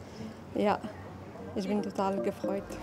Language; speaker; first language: German; non-native, learner; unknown